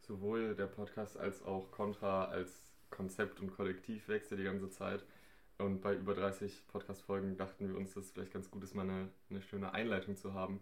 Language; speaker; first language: German; native; German